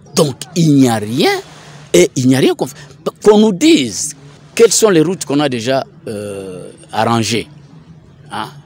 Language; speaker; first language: French; non-native, local second language; Swahili